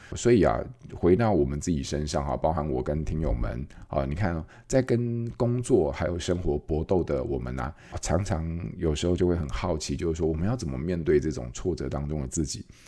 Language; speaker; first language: Chinese; native; Chinese